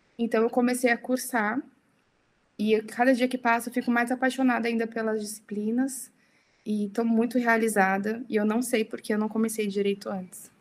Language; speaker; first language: Portuguese; early bilingual, heritage; Portuguese